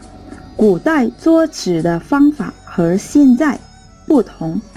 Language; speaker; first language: Chinese; non-native, fluent; Vietnamese